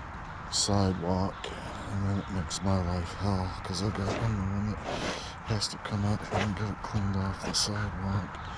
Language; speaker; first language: English; native; English